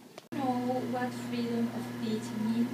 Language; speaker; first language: English; non-native, learner; Spanish